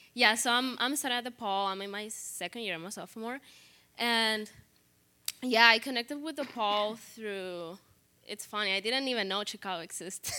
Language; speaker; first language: English; non-native, fluent; Spanish